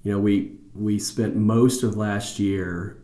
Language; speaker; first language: English; native; English